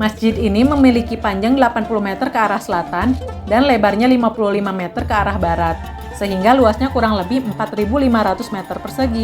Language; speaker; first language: Indonesian; native; Indonesian